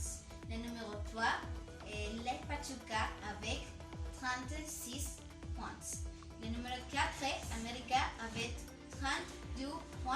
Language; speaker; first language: French; non-native, learner; Spanish